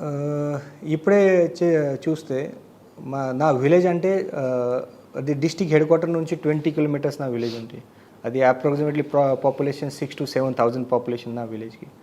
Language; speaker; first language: Telugu; non-native, learner; Marathi